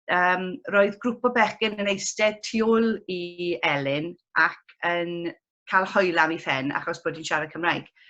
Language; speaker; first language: Welsh; non-native, local second language; English